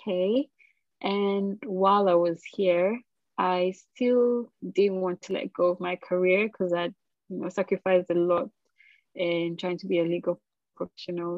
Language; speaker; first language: English; non-native, local second language; Ganda